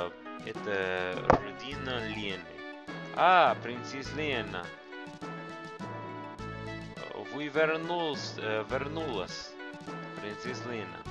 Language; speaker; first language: Russian; non-native, learner; English